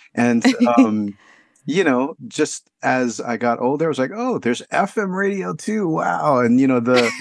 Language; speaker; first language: English; native; English